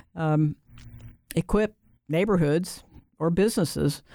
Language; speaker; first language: English; native; English